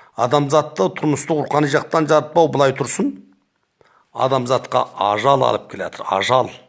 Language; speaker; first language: Kazakh; native; Kazakh